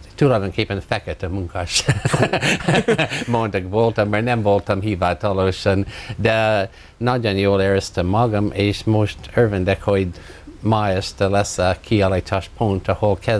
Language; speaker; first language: Hungarian; non-native, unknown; English